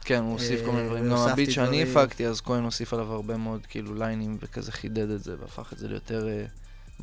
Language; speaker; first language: Hebrew; native; Hebrew